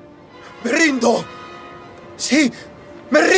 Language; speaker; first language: Spanish; native; Spanish